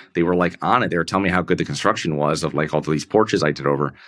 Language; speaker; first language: English; native; English